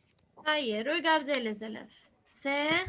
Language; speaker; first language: French; non-native, local second language; Arabic